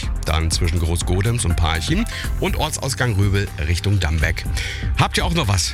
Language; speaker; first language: German; native; German